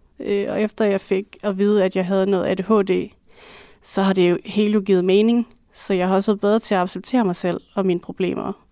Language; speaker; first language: Danish; native; Danish